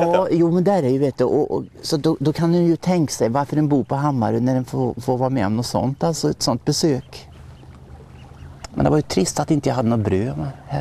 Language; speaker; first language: Swedish; native; Swedish